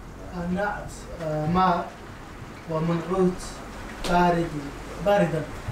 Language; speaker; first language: Arabic; non-native, learner; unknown